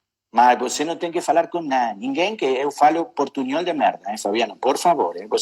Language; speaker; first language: Portuguese; non-native, learner; Spanish